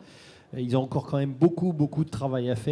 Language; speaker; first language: French; native; French